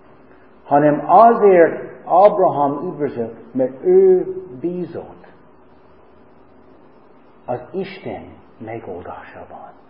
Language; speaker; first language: Hungarian; non-native, fluent; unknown